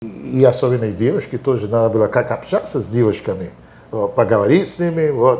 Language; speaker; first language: Russian; non-native, fluent; Spanish